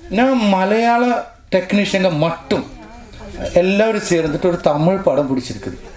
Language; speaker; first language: Tamil; non-native, local second language; Malayalam